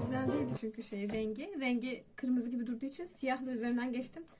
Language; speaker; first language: Turkish; native; Turkish